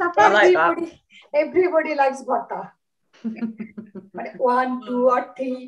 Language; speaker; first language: English; non-native, learner; Bangla